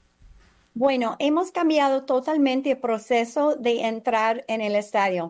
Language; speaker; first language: Spanish; non-native, fluent; English